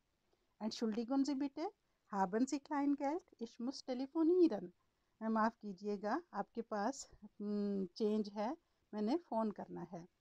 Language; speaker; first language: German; non-native, learner; Urdu